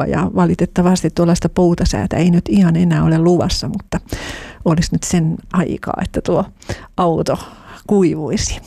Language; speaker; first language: Finnish; native; Finnish